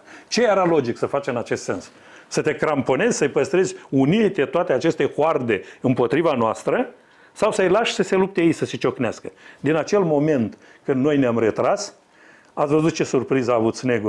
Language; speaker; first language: Romanian; native; Romanian